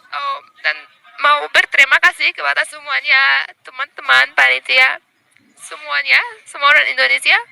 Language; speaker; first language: Indonesian; non-native, learner; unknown